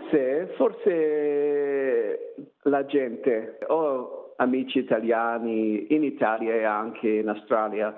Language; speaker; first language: Italian; non-native, learner; English